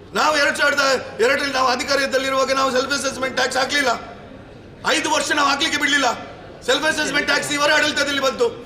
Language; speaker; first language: Kannada; native; Kannada